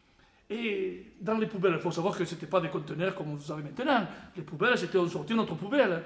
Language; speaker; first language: French; native; French